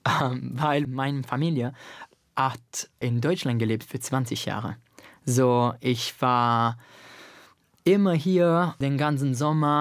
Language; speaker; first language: German; non-native, fluent; Italian